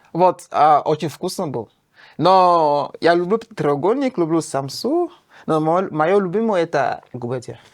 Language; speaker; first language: Russian; non-native, fluent; French